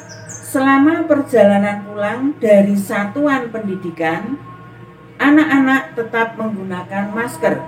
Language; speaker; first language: Indonesian; native; Indonesian